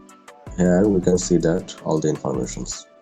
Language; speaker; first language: English; non-native, local second language; Bangla